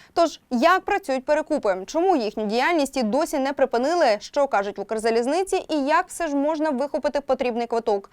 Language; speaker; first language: Ukrainian; native; Ukrainian